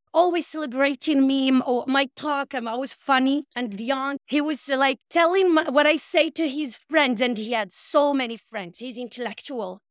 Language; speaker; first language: English; non-native, fluent; Arabic